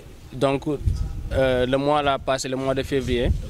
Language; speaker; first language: French; non-native, local second language; Wolof